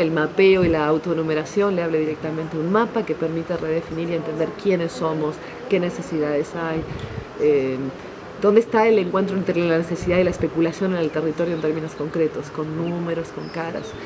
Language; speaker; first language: Spanish; native; Spanish